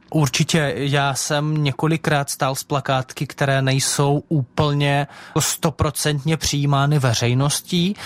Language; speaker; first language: Czech; non-native, fluent; Russian